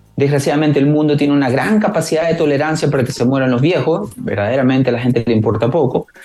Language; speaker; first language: Spanish; native; Spanish